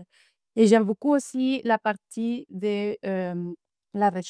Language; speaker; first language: French; non-native, fluent; Spanish